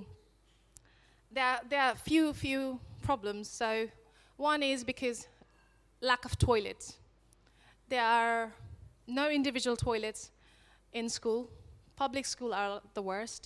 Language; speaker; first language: English; non-native, local second language; Nepali